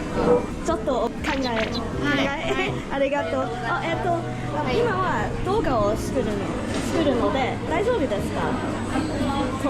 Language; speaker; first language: Japanese; non-native, learner; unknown